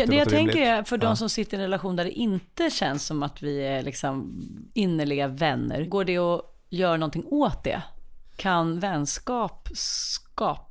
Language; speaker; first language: Swedish; native; Swedish